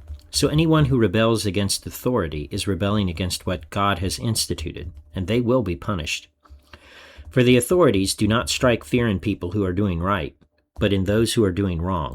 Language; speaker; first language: English; native; English